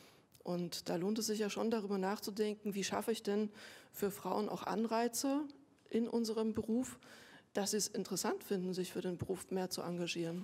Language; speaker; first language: German; native; German